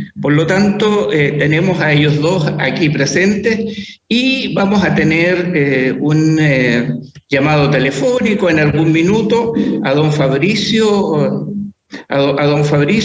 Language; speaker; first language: Spanish; native; Spanish